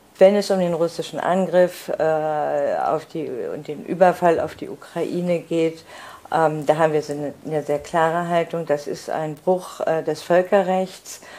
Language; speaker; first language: German; native; German